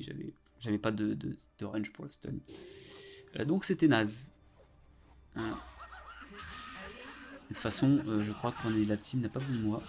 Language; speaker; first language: French; native; French